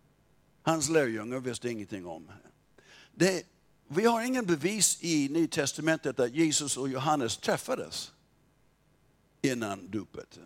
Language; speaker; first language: Swedish; non-native, fluent; English